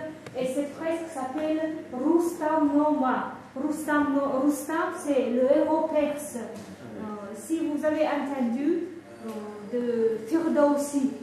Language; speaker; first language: French; non-native, fluent; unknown